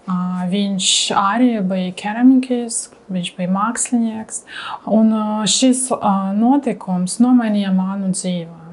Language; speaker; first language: Latvian; non-native, learner; Russian